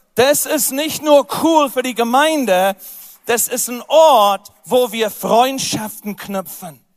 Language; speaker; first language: German; non-native, fluent; English